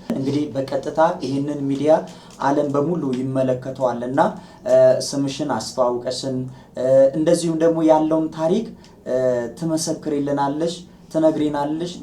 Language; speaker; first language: Amharic; native; Amharic